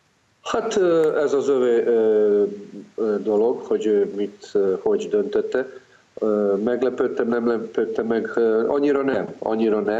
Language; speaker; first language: Hungarian; non-native, fluent; Serbian